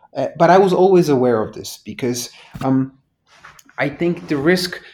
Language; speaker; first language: English; non-native, fluent; Polish